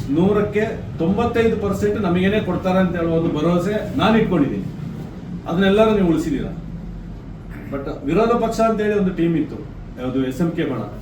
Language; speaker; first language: Kannada; native; Kannada